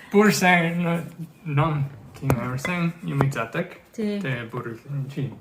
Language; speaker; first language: Mongolian; early bilingual, heritage; English